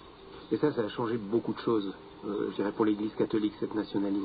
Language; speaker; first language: French; native; French